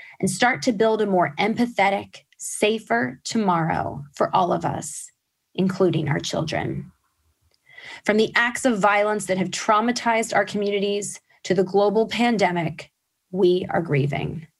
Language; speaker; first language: English; native; English